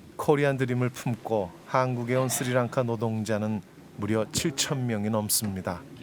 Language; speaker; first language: Korean; native; Korean